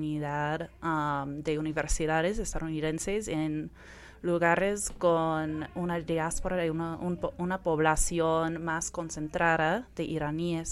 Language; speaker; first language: Spanish; non-native, fluent; English